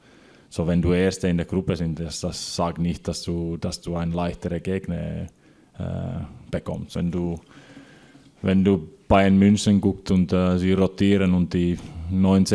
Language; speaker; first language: German; non-native, fluent; Finnish